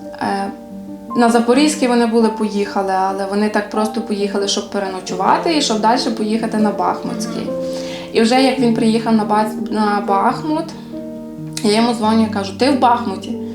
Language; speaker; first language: Ukrainian; native; Ukrainian